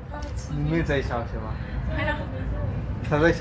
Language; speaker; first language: Chinese; non-native, learner; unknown